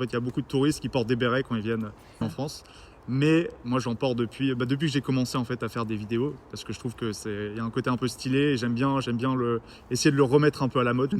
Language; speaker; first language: French; native; French